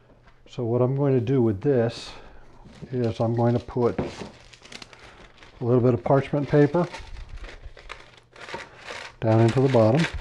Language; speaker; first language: English; native; English